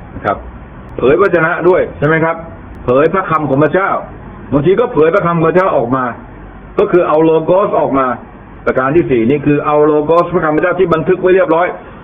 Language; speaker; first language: Thai; native; Thai